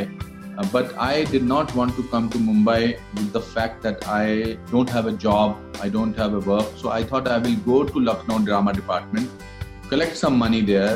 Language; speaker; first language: English; non-native, local second language; Hindi